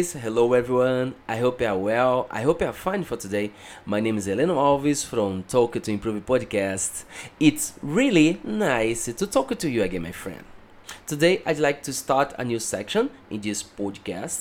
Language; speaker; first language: English; non-native, learner; Portuguese